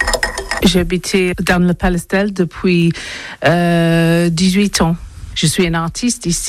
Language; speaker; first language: French; non-native, learner; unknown